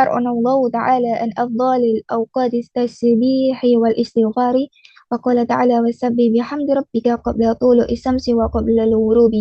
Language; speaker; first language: Arabic; non-native, learner; Indonesian